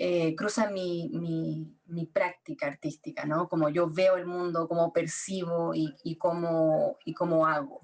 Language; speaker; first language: Spanish; native; Spanish